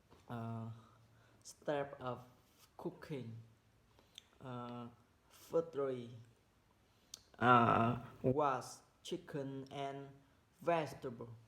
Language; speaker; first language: English; non-native, learner; Vietnamese